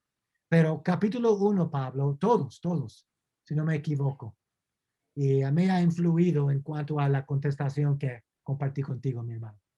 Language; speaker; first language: Spanish; non-native, fluent; English